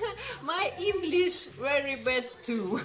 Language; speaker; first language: English; non-native, learner; Russian